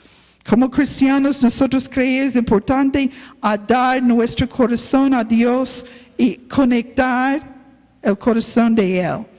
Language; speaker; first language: Spanish; non-native, learner; English